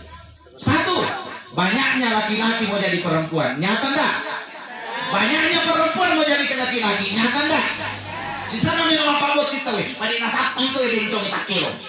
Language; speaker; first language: Indonesian; non-native, local second language; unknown